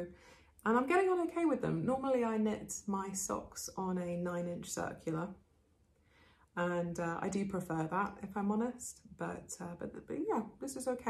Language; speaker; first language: English; native; English